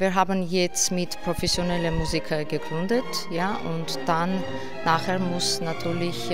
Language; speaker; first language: German; non-native, learner; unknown